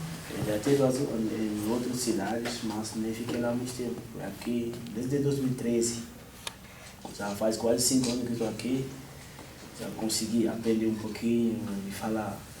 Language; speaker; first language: Portuguese; non-native, fluent; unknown